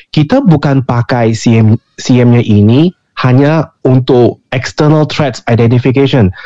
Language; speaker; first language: Indonesian; non-native, fluent; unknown